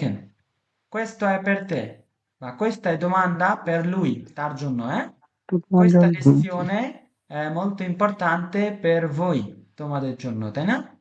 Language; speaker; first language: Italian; non-native, learner; Bangla